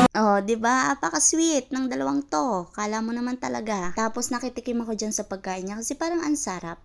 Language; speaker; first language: Filipino; non-native, local second language; Bikol